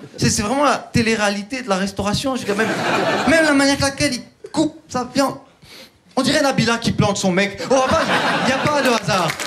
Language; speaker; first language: French; early bilingual, other home language; Turkish